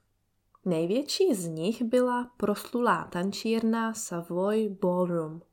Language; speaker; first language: Czech; native; Czech